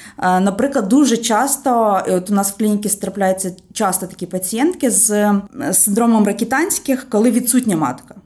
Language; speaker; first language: Ukrainian; native; Ukrainian